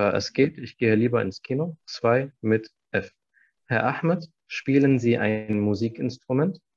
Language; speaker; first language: German; non-native, fluent; Arabic